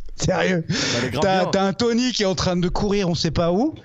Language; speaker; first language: French; native; French